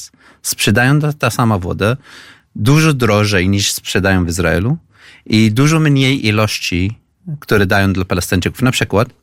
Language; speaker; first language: Polish; non-native, fluent; Arabic